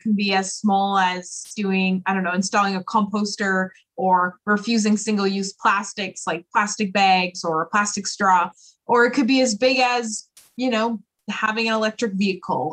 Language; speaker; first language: English; native; English